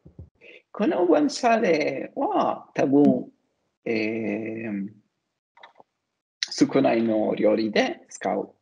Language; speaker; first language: Japanese; non-native, learner; Italian